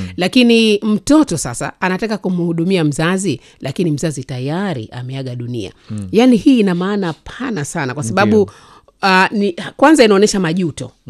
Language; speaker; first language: Swahili; native; Swahili